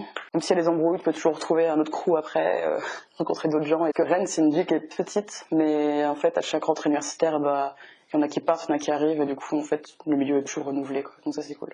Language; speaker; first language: French; native; French